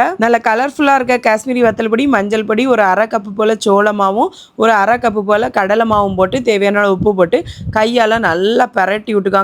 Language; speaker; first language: Tamil; native; Tamil